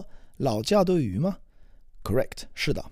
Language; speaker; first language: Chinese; non-native, learner; English